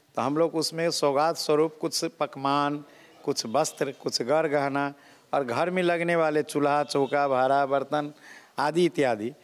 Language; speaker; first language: Hindi; non-native, local second language; Maithili